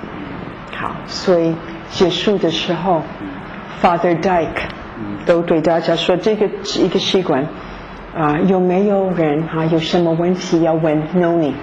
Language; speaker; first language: Chinese; non-native, fluent; English